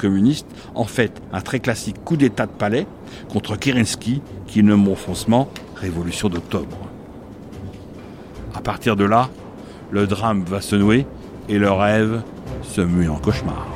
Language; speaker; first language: French; native; French